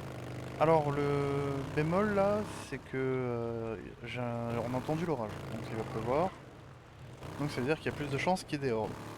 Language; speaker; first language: French; native; French